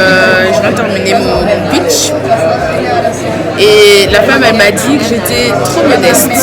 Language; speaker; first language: French; early bilingual, other home language; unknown